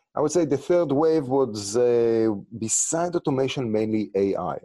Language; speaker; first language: English; non-native, fluent; Hebrew